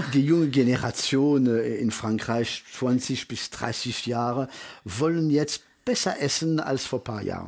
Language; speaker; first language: German; early bilingual, heritage; French